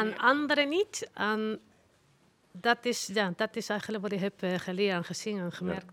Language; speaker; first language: Dutch; non-native, learner; Spanish